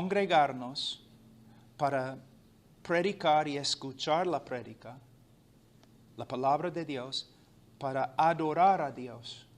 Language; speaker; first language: Spanish; non-native, fluent; English